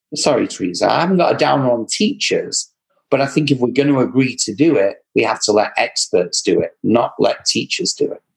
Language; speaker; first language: English; native; English